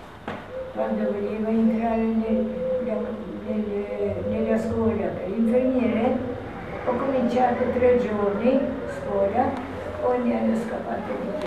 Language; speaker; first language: Italian; non-native, learner; Albanian